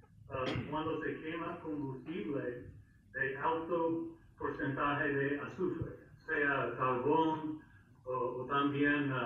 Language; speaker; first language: Spanish; non-native, fluent; English